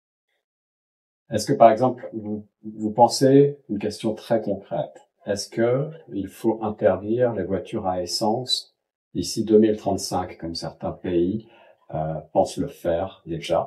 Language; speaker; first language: French; native; French